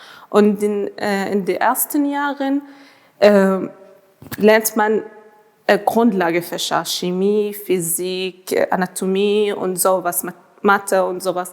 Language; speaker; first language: German; non-native, fluent; Arabic